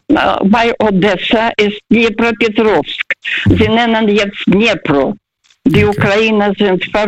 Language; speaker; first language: German; early bilingual, heritage; Russian